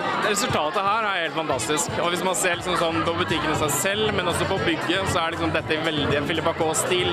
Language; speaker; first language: Norwegian; native; Norwegian